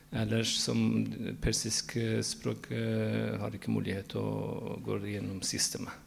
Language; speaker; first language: Norwegian; non-native, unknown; Central Kurdish